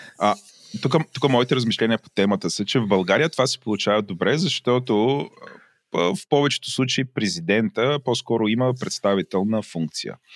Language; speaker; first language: Bulgarian; native; Bulgarian